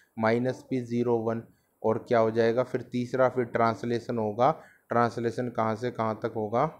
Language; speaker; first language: Hindi; native; Hindi